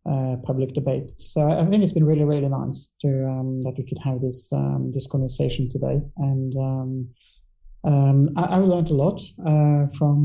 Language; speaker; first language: English; non-native, fluent; Norwegian